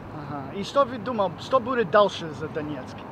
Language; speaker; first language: Russian; non-native, learner; English